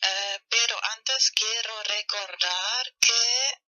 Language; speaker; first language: Spanish; non-native, fluent; German